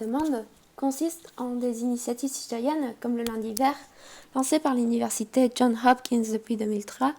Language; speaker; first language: French; non-native, fluent; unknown